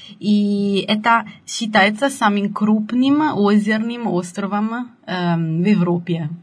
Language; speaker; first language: Russian; non-native, learner; Italian